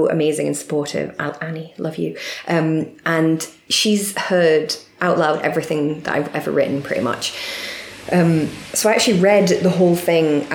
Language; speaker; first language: English; native; English